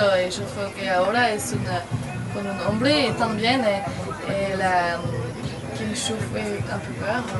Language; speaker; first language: Spanish; non-native, learner; French